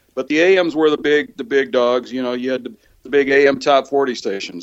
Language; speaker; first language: English; native; English